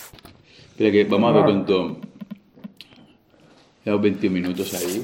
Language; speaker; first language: Spanish; native; Spanish